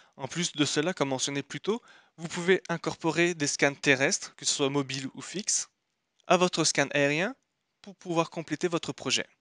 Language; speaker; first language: French; native; French